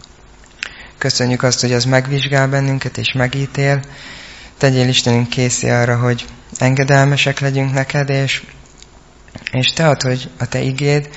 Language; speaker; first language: Hungarian; native; Hungarian